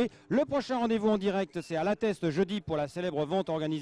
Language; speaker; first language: French; native; French